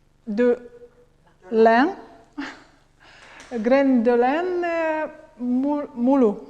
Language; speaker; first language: French; non-native, learner; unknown